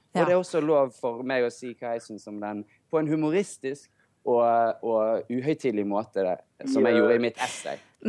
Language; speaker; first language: Norwegian; native; Norwegian